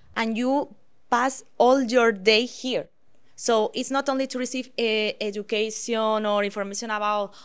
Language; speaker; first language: English; non-native, fluent; Spanish